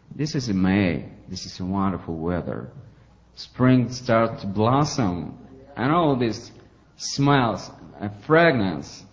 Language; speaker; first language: English; non-native, fluent; Ukrainian